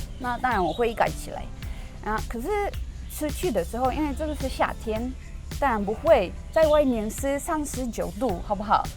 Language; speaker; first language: Chinese; non-native, learner; Polish